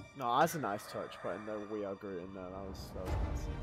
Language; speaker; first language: English; native; English